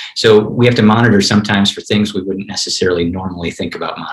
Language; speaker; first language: English; native; English